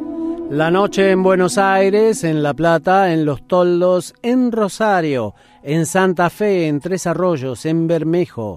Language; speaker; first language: Spanish; native; Spanish